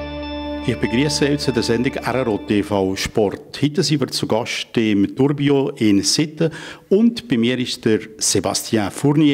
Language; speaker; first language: German; native; German